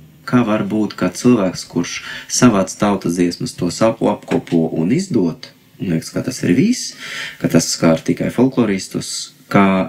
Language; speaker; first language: Latvian; non-native, fluent; Russian